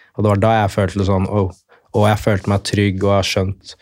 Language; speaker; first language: Norwegian; native; Norwegian